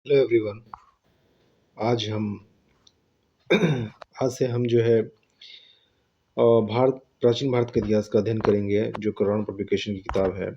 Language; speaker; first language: Hindi; native; Hindi